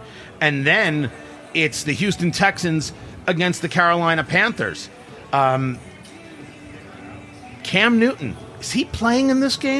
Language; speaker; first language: English; native; English